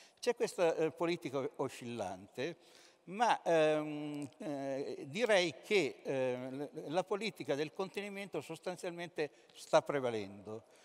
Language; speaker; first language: Italian; native; Italian